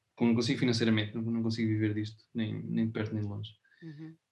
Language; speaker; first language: Portuguese; native; Portuguese